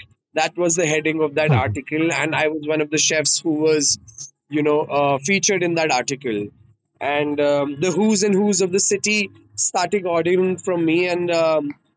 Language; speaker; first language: English; non-native, local second language; Hindi